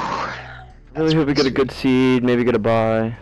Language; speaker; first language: English; native; English